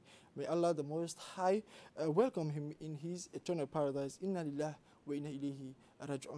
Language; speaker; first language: English; non-native, fluent; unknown